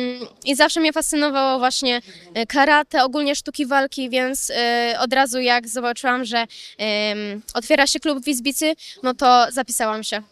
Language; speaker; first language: Polish; native; Polish